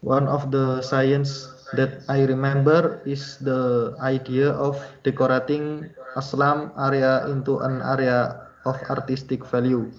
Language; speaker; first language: English; non-native, learner; Indonesian